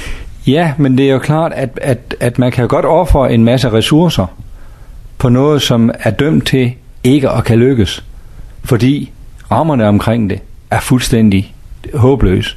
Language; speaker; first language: Danish; native; Danish